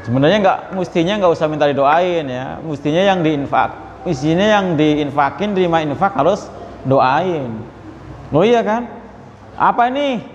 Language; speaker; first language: Indonesian; native; Indonesian